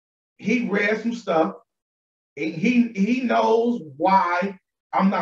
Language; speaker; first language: English; native; English